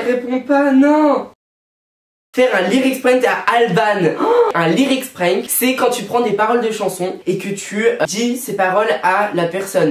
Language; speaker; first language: French; native; French